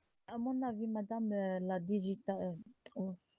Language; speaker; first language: French; non-native, learner; Arabic